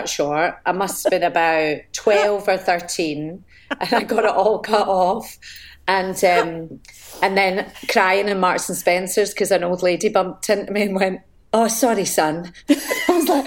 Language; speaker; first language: English; native; English